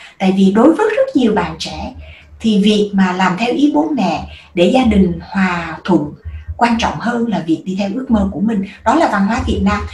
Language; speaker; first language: Vietnamese; native; Vietnamese